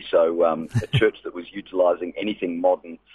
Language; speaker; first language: English; native; English